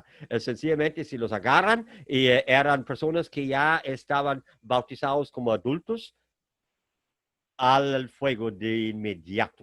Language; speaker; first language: Spanish; non-native, fluent; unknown